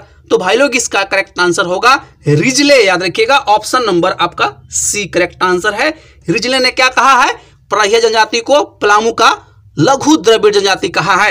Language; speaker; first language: Hindi; native; Hindi